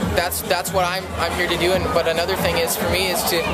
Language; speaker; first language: English; native; English